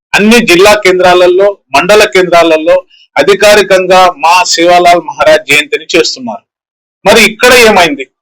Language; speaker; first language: Telugu; non-native, local second language; Lambadi